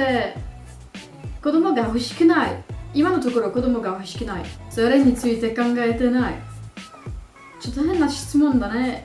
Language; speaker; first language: Japanese; non-native, learner; French